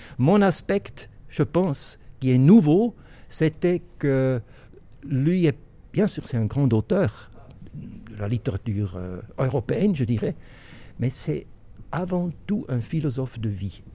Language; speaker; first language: French; non-native, local second language; German